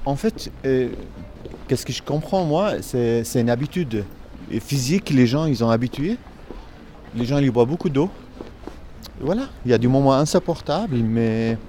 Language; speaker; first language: French; non-native, learner; Central Kurdish